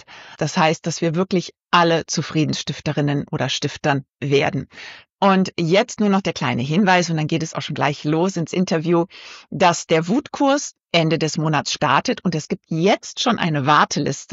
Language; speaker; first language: German; native; German